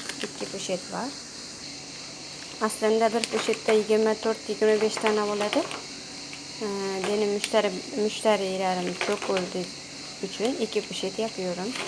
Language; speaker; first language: Turkish; non-native, learner; Uzbek